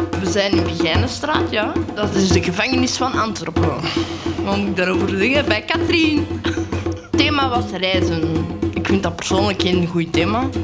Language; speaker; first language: Dutch; early bilingual, other home language; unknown